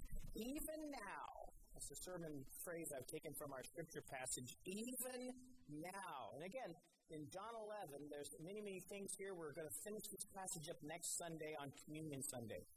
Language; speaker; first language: English; native; English